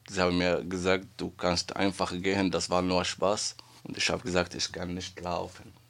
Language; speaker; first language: German; non-native, learner; Arabic